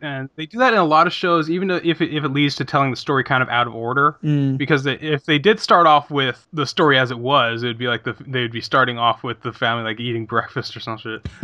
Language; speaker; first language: English; native; English